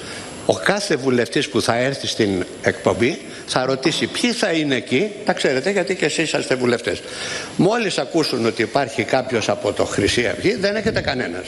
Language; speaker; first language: Greek; native; Greek